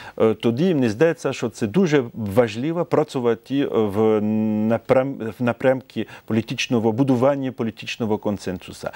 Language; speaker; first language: Ukrainian; non-native, fluent; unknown